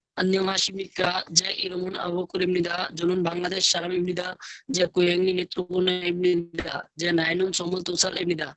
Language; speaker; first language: Korean; non-native, learner; Bangla